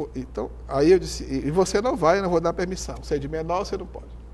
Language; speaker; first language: Portuguese; native; Portuguese